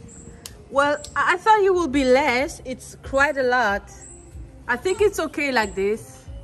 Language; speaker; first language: English; non-native, fluent; French